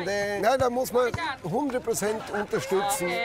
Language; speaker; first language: German; non-native, fluent; Norwegian